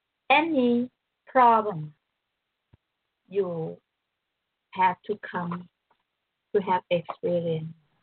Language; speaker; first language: English; non-native, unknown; Thai